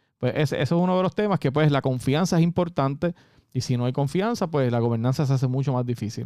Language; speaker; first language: Spanish; native; Spanish